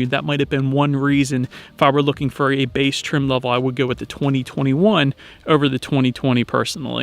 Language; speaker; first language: English; native; English